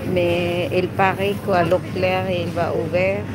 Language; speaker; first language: French; non-native, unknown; Filipino